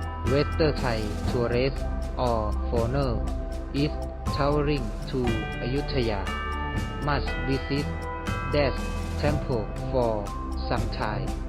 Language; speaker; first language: English; non-native, learner; Thai